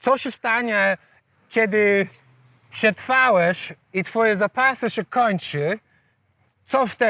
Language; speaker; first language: Polish; non-native, fluent; English